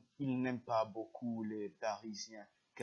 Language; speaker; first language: French; non-native, learner; English